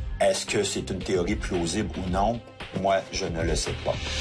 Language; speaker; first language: French; native; French